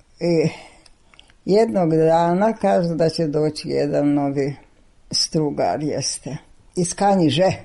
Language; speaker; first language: Serbian; non-native, local second language; Hungarian